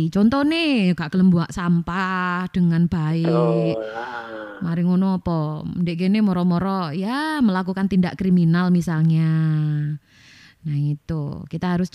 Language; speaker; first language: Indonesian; non-native, local second language; Javanese